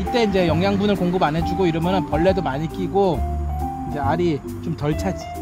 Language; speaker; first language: Korean; native; Korean